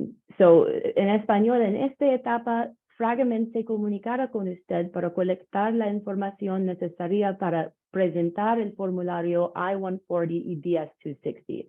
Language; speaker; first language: Spanish; non-native, learner; English